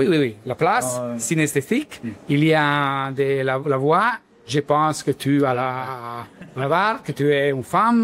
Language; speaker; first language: French; non-native, learner; Italian